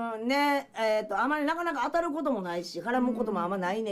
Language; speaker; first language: Japanese; native; Japanese